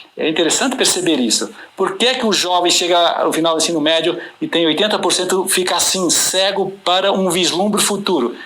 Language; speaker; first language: Portuguese; native; Portuguese